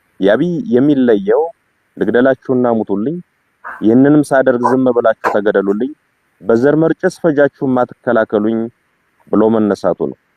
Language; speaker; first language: Amharic; native; Amharic